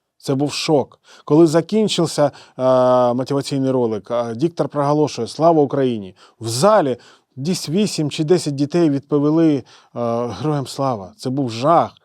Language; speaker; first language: Ukrainian; non-native, local second language; Russian